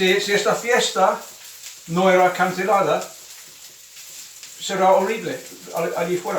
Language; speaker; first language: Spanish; non-native, fluent; English